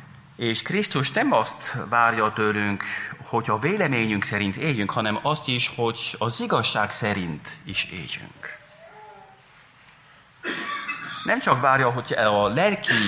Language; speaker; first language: Hungarian; non-native, fluent; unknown